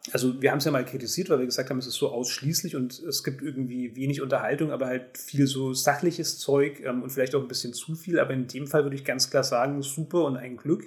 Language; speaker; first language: German; native; German